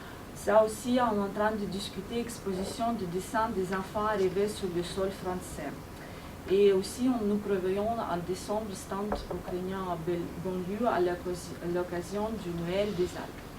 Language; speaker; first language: French; non-native, fluent; Ukrainian